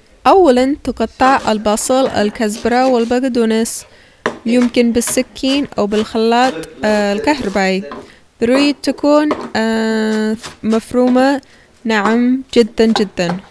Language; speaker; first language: Arabic; non-native, fluent; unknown